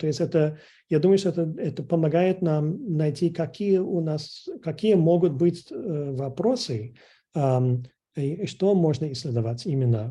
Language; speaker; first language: Russian; non-native, fluent; English